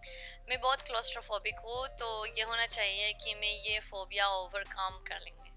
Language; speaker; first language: Hindi; non-native, learner; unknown